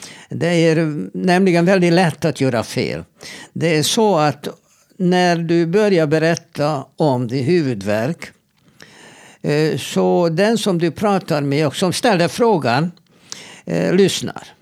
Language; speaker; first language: Swedish; non-native, fluent; Hebrew